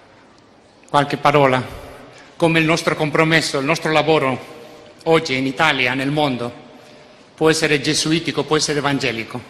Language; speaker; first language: Italian; non-native, fluent; Spanish